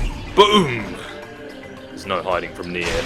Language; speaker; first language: English; native; English